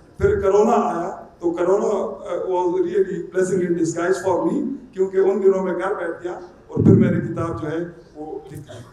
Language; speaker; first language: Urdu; non-native, local second language; Pashto